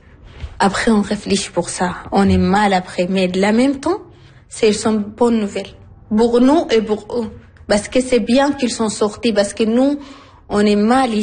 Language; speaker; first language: French; non-native, learner; Arabic